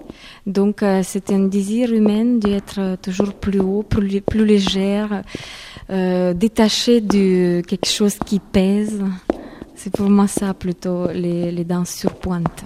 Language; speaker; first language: French; non-native, fluent; Ukrainian